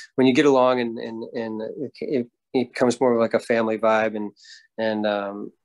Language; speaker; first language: English; native; English